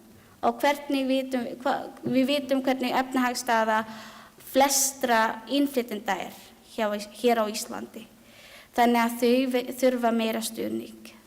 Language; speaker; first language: Icelandic; non-native, learner; Filipino